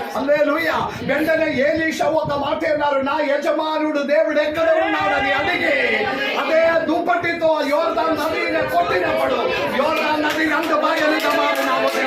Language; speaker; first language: Telugu; non-native, local second language; Malayalam